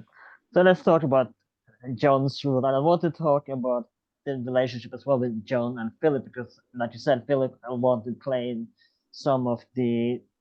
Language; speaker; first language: English; non-native, fluent; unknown